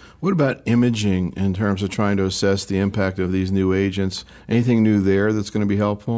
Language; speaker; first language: English; native; English